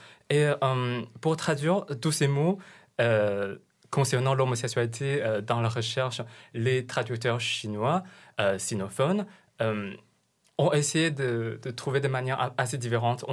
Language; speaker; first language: French; non-native, fluent; Chinese